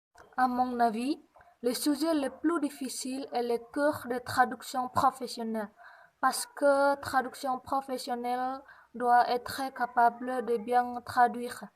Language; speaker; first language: French; non-native, learner; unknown